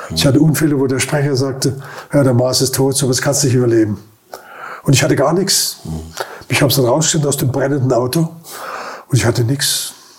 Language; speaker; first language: German; native; German